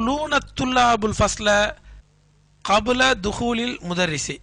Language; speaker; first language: Arabic; non-native, fluent; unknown